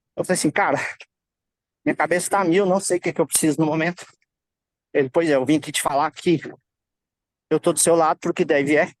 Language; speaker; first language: Portuguese; native; Portuguese